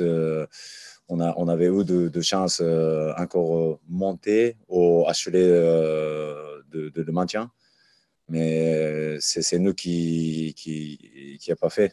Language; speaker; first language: French; non-native, learner; Japanese